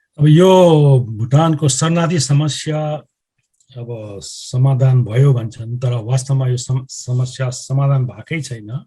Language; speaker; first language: Nepali; native; Nepali